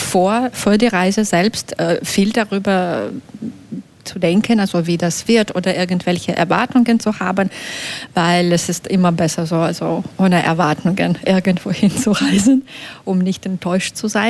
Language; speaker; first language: German; non-native, fluent; Belarusian